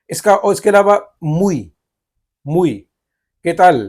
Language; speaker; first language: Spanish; non-native, fluent; Urdu